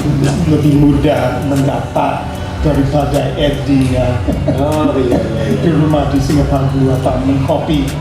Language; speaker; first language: Indonesian; non-native, fluent; English